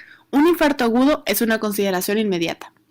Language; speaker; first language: Spanish; native; Spanish